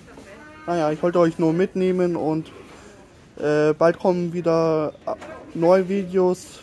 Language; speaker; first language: German; non-native, fluent; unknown